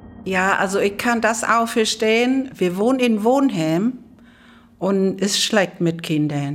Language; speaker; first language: German; non-native, learner; Vietnamese